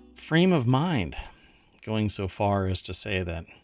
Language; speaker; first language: English; non-native, fluent; German